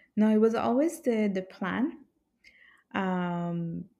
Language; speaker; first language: English; early bilingual, heritage; Italian